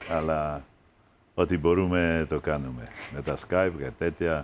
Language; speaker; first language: Greek; non-native, fluent; Polish